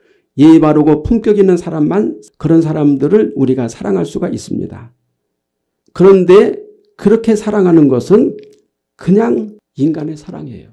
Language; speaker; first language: Korean; native; Korean